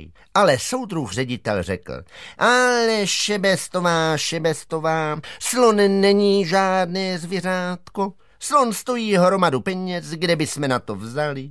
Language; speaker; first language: Czech; native; Czech